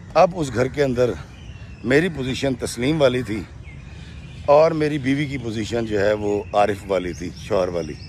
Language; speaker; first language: Urdu; native; Urdu